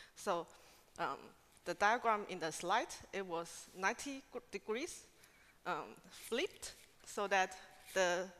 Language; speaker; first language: English; non-native, fluent; Chinese